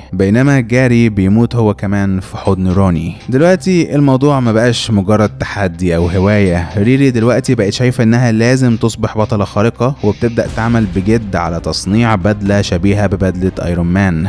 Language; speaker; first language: Arabic; native; Arabic